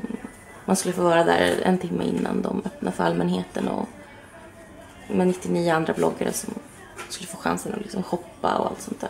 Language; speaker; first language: Swedish; native; Swedish